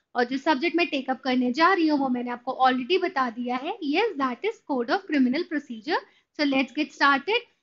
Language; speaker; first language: Hindi; native; Hindi